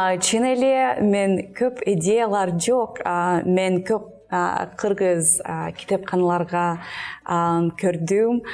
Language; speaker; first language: Kyrgyz; non-native, learner; English